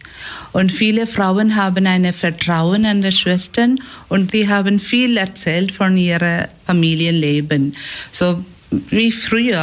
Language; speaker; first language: German; non-native, learner; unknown